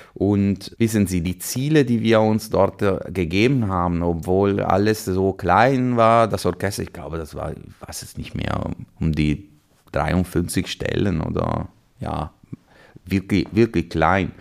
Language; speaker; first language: German; non-native, fluent; Italian